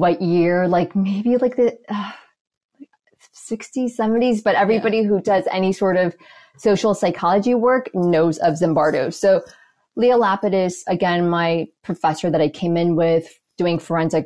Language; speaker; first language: English; native; English